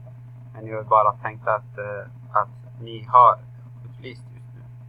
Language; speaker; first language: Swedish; non-native, learner; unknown